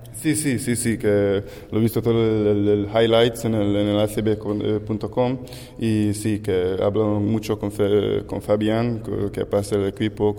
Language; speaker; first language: Spanish; non-native, learner; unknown